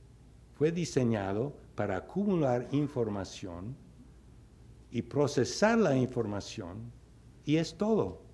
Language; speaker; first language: Spanish; non-native, fluent; English